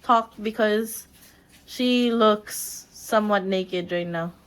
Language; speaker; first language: English; non-native, local second language; Filipino